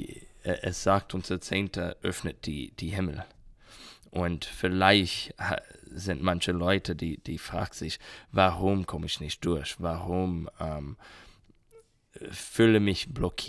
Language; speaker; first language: German; non-native, learner; English